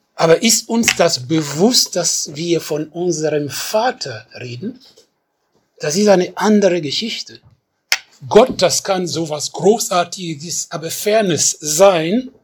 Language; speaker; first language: German; non-native, fluent; French